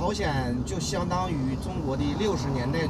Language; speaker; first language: Chinese; native; Chinese